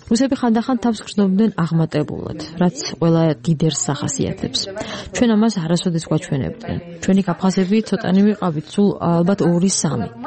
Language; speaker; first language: Georgian; non-native, local second language; Abkhazian